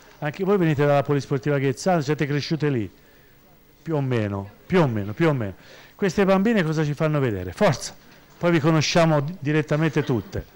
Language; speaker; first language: Italian; native; Italian